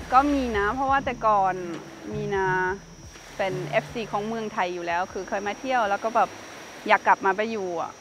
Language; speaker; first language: Thai; non-native, fluent; German